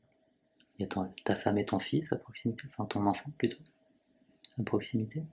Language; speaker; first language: French; native; French